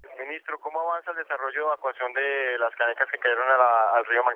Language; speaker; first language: Spanish; native; Spanish